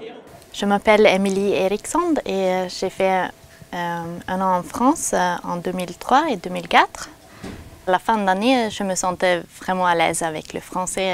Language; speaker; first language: French; non-native, fluent; Swedish